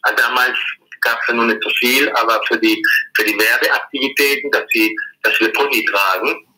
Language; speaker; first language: German; native; German